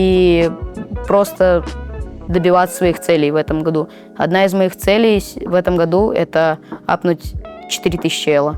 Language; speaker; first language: Russian; native; Russian